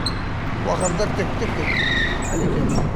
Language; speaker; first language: Arabic; native; Arabic